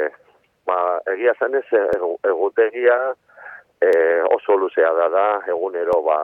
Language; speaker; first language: Basque; non-native, local second language; Spanish